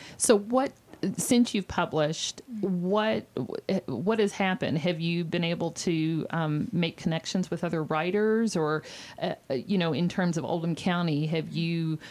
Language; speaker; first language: English; native; English